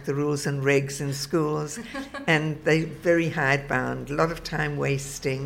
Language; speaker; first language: English; native; English